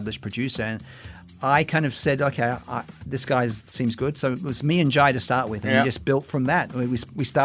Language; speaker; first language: English; native; English